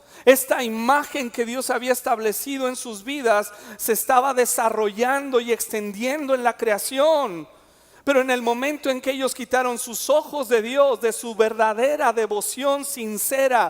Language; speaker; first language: Spanish; native; Spanish